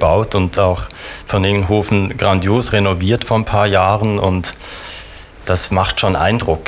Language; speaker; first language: German; native; German